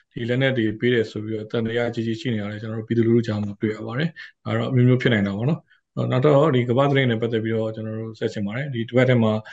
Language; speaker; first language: Burmese; native; Burmese